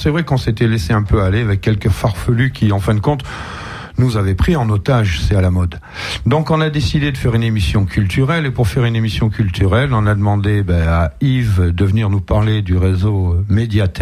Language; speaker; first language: French; native; French